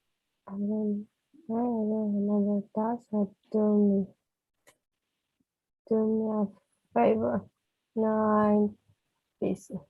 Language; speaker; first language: English; non-native, learner; Portuguese